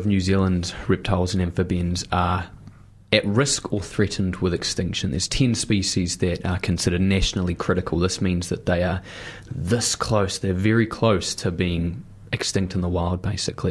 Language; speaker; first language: English; native; English